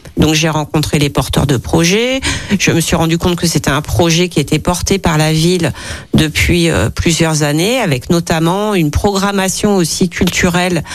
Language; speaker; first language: French; native; French